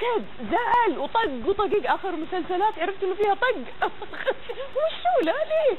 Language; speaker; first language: Arabic; native; Arabic